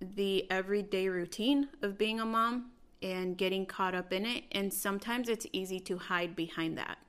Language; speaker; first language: English; early bilingual, other home language; Spanish